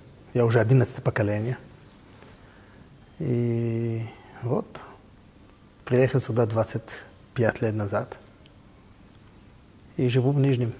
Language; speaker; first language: Russian; non-native, fluent; Hebrew